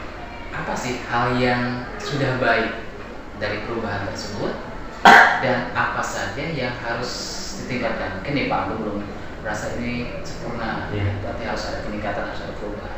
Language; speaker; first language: Indonesian; native; Indonesian